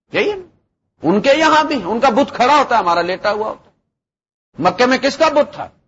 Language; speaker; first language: Urdu; non-native, local second language; Punjabi